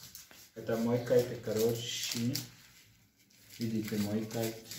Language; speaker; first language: Russian; non-native, learner; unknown